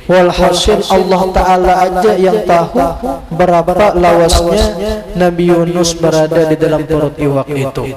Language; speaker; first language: Indonesian; non-native, local second language; Banjar